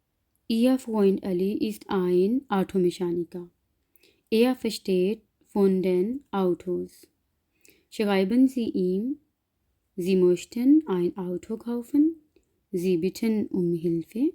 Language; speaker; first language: German; non-native, learner; Urdu